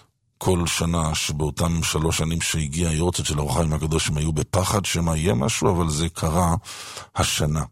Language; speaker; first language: Hebrew; native; Hebrew